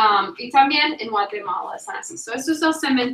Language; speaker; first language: Spanish; non-native, fluent; English